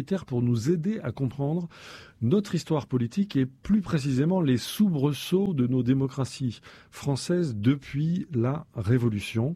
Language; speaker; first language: French; native; French